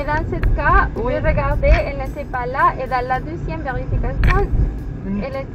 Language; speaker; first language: French; non-native, fluent; Spanish